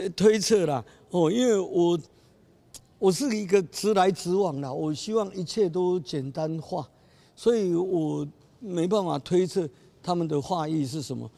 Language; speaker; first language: Chinese; native; Chinese